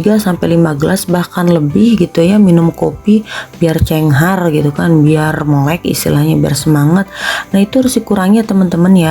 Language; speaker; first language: Indonesian; native; Indonesian